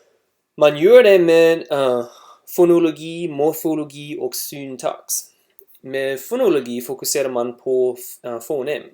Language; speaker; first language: Swedish; non-native, learner; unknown